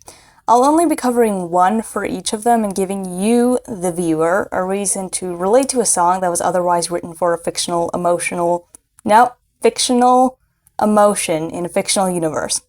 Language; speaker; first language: English; native; English